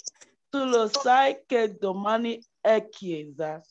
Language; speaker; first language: Italian; non-native, learner; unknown